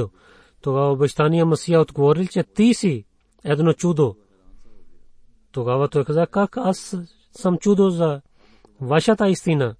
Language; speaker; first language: Bulgarian; non-native, fluent; Urdu